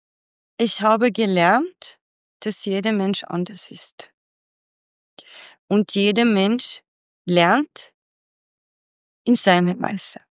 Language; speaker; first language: German; non-native, fluent; Swedish